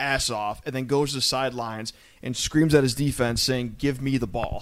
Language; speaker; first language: English; native; English